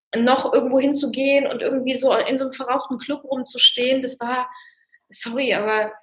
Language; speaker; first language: German; early bilingual, other home language; Russian